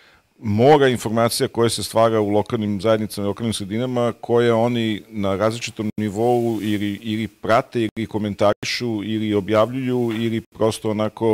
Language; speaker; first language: Bosnian; native; Bosnian